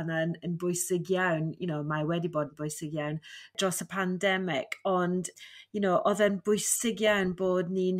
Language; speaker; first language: Welsh; non-native, fluent; English